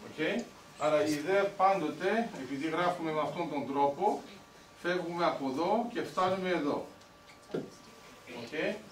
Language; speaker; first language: Greek; early bilingual, heritage; Greek